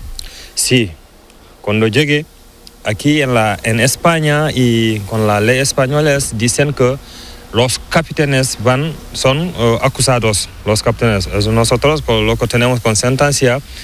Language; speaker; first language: Spanish; non-native, learner; Fula